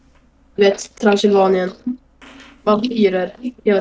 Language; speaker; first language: Swedish; native; Swedish